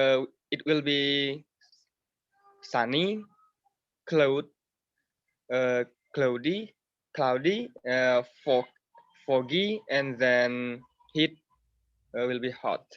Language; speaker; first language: English; non-native, learner; Indonesian